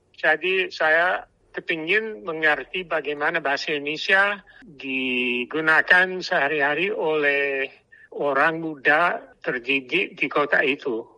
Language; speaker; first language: Indonesian; non-native, fluent; English